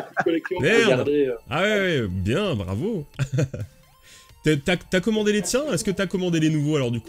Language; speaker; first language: French; native; French